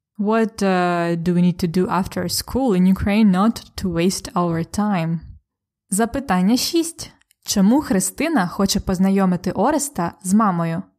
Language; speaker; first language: Ukrainian; native; Ukrainian